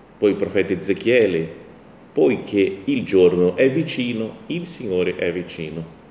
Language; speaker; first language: Italian; non-native, fluent; Portuguese